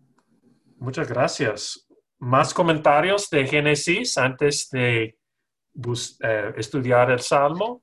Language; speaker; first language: Spanish; non-native, learner; English